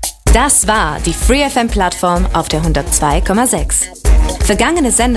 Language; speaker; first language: German; native; German